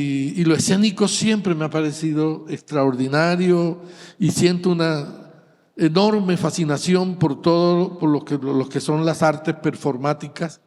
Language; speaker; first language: Spanish; native; Spanish